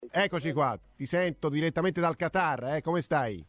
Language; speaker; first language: Italian; native; Italian